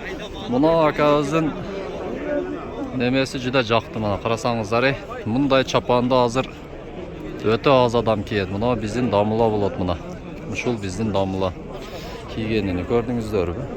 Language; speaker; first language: Kyrgyz; non-native, local second language; Uzbek